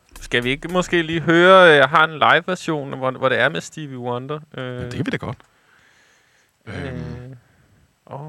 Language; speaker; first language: Danish; native; Danish